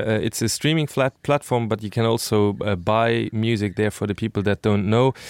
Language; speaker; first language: English; non-native, fluent; Luxembourgish